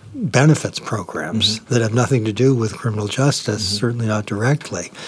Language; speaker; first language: English; native; English